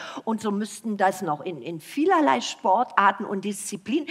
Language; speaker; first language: German; native; German